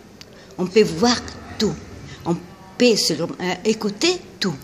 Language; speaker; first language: French; non-native, fluent; Italian